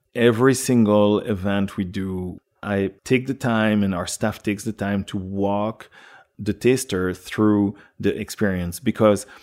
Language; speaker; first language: English; non-native, fluent; French